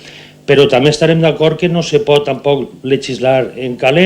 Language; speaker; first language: Catalan; native; Catalan